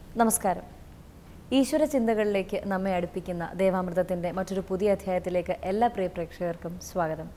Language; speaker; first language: Malayalam; native; Malayalam